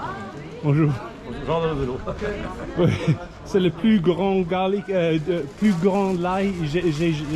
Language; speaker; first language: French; non-native, learner; English